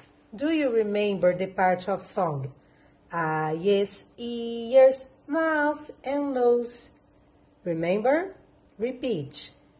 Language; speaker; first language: English; non-native, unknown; Portuguese